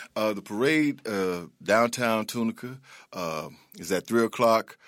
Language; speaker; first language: English; native; English